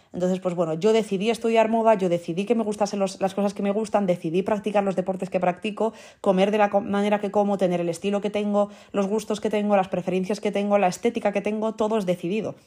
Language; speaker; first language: Spanish; early bilingual, other home language; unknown